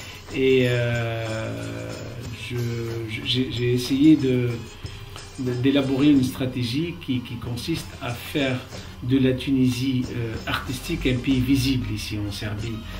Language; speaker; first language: French; non-native, local second language; Arabic